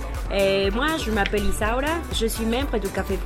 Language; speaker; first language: French; non-native, learner; Spanish